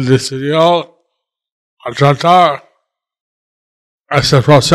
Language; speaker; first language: Spanish; non-native, learner; English